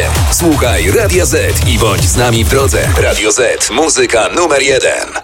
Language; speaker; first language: Polish; native; Polish